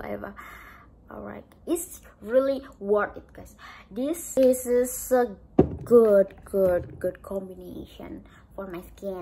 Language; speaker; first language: English; non-native, learner; Indonesian